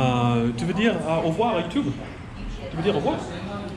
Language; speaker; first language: French; non-native, fluent; English